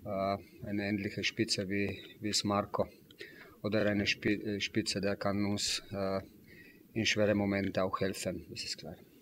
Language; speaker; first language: German; non-native, fluent; Slovenian